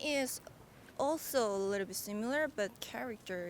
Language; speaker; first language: English; non-native, learner; Korean